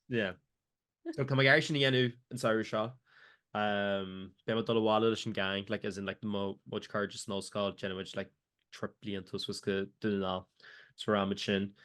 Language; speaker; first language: Irish; native; Irish